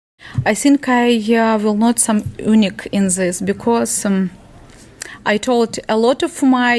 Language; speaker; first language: English; non-native, learner; Ukrainian